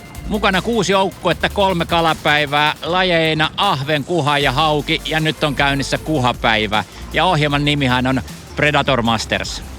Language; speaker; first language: Finnish; native; Finnish